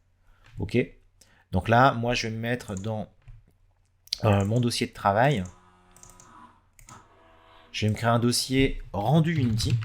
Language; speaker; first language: French; native; French